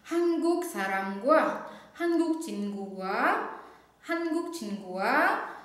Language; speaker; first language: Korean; non-native, fluent; Indonesian